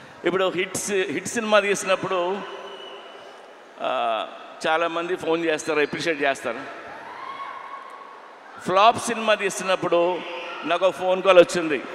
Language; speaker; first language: Telugu; native; Telugu